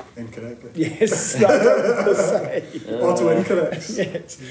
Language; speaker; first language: English; native; English